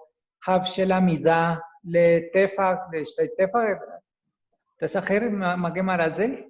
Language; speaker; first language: Hebrew; non-native, learner; Spanish